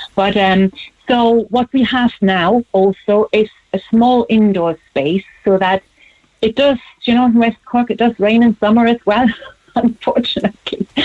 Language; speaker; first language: English; non-native, fluent; German